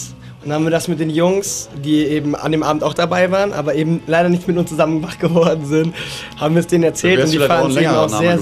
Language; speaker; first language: German; native; German